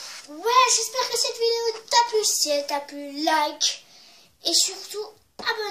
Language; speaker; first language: French; native; French